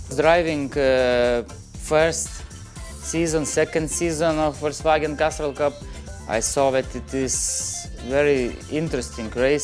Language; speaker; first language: English; non-native, learner; Lithuanian